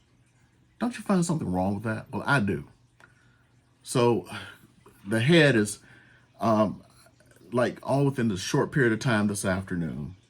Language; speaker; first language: English; native; English